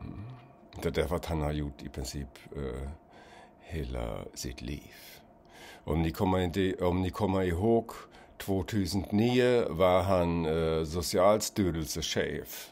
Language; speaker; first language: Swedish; non-native, fluent; German